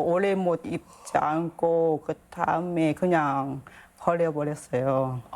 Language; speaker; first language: Korean; non-native, learner; Thai